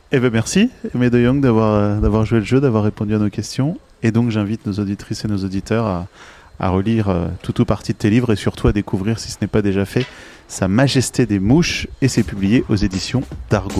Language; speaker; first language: French; native; French